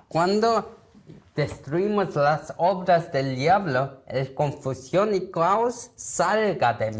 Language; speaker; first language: Spanish; non-native, learner; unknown